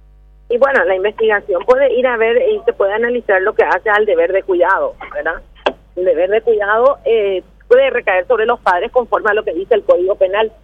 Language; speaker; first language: Spanish; native; Spanish